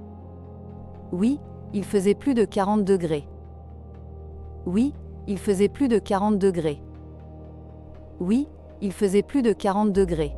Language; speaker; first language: French; native; French